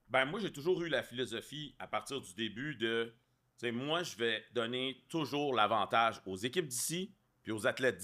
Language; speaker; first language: French; native; French